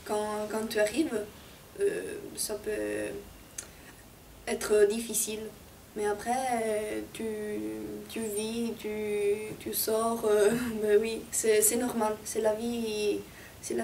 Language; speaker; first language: French; non-native, fluent; Italian